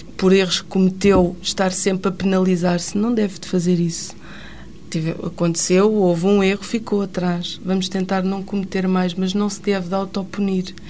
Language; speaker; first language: Portuguese; native; Portuguese